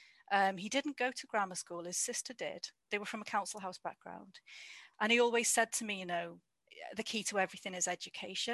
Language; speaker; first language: English; native; English